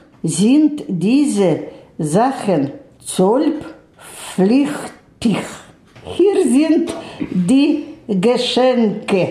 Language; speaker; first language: German; non-native, learner; Russian